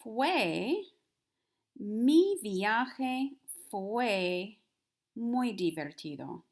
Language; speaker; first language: Spanish; non-native, fluent; English